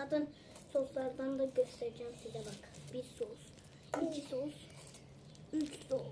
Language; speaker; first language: Turkish; early bilingual, other home language; Persian